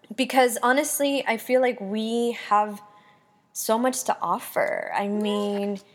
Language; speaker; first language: English; early bilingual, other home language; Spanish